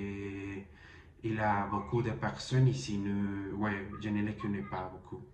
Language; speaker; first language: French; non-native, learner; Spanish